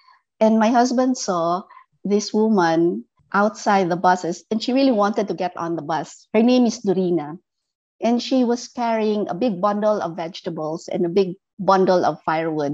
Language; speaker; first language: English; non-native, local second language; Filipino